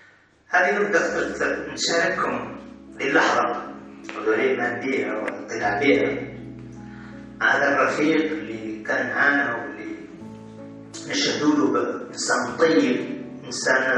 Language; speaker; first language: Arabic; native; Arabic